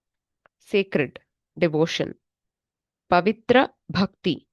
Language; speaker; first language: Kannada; native; Kannada